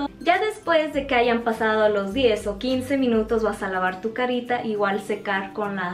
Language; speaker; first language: Spanish; native; Spanish